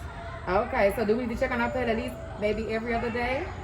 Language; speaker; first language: English; native; English